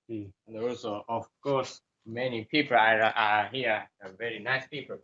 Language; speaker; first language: English; non-native, learner; Japanese